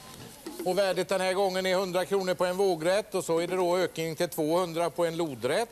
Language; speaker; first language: Swedish; native; Swedish